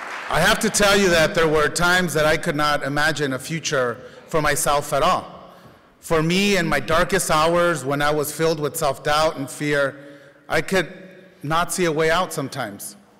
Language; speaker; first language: English; native; English